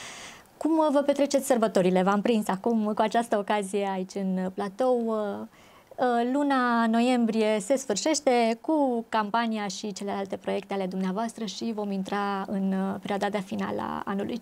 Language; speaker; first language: Romanian; native; Romanian